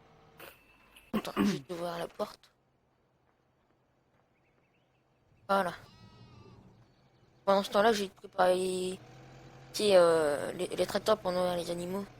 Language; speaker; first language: French; native; French